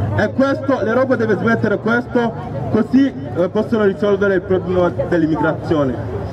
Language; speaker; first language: Italian; non-native, fluent; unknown